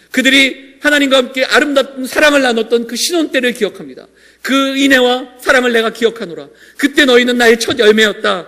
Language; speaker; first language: Korean; native; Korean